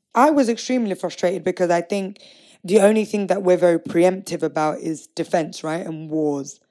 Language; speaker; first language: English; native; English